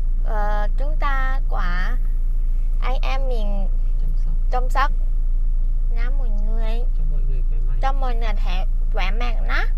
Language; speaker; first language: Vietnamese; non-native, learner; Thai